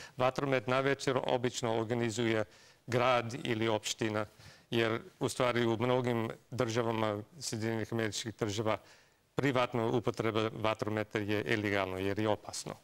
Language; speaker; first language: Serbian; non-native, fluent; English